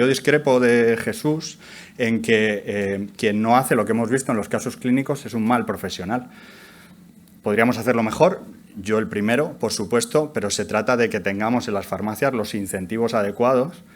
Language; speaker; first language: Spanish; native; Spanish